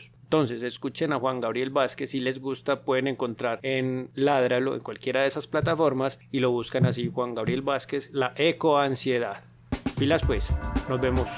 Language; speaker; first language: Spanish; native; Spanish